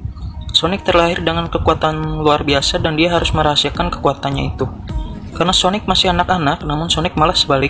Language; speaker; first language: Indonesian; native; Indonesian